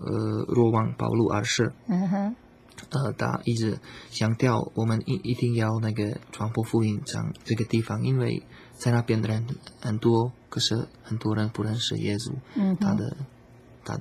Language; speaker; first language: Chinese; non-native, learner; Slovak